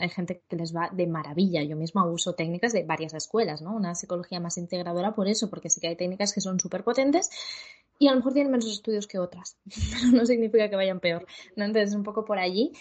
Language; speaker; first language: Spanish; native; Spanish